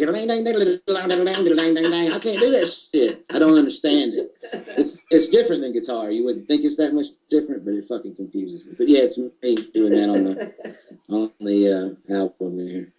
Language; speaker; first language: English; native; English